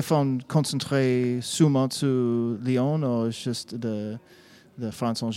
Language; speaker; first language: French; non-native, learner; English